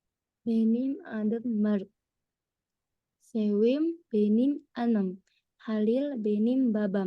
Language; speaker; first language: Turkish; non-native, learner; Indonesian